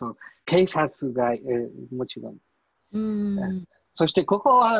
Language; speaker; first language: Japanese; non-native, learner; Polish